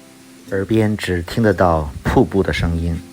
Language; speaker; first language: Chinese; native; Chinese